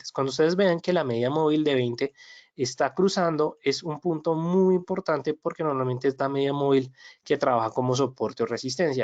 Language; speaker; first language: Spanish; native; Spanish